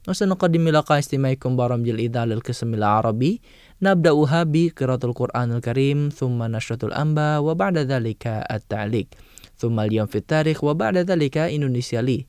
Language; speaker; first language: Arabic; non-native, fluent; Indonesian